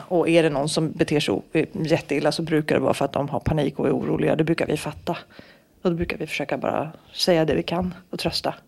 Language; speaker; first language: Swedish; native; Swedish